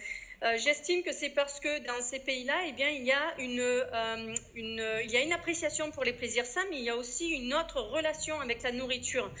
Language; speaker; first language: French; native; French